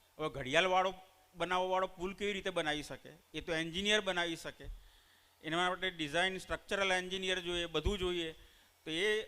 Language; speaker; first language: Gujarati; native; Gujarati